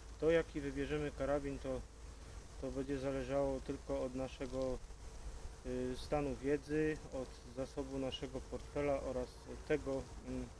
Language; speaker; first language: Polish; native; Polish